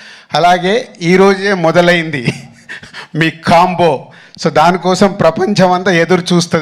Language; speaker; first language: Telugu; native; Telugu